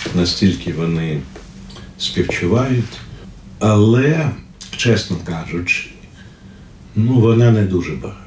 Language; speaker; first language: Ukrainian; non-native, fluent; Russian